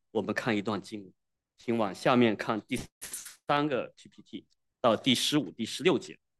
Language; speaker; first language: Chinese; native; Chinese